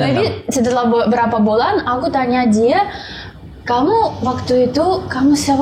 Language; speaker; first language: Indonesian; non-native, learner; Russian